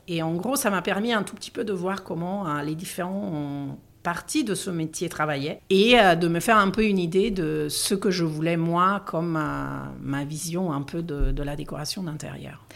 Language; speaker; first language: French; non-native, fluent; Italian